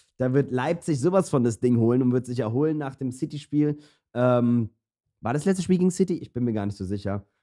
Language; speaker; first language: German; early bilingual, other home language; Turkish